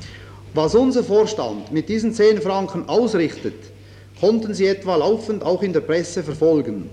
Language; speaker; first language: German; native; German